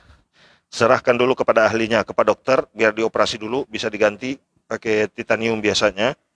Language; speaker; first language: Indonesian; native; Indonesian